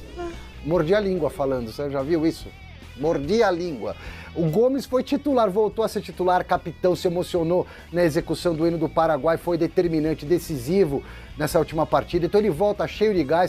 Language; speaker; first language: Portuguese; native; Portuguese